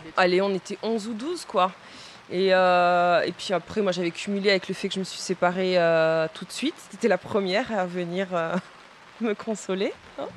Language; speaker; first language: French; non-native, fluent; Spanish